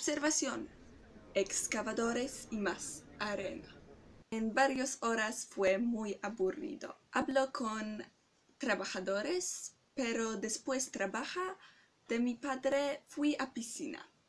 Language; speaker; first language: Spanish; non-native, learner; Polish